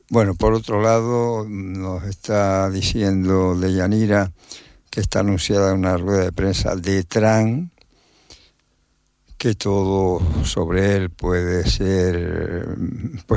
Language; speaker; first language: Spanish; native; Spanish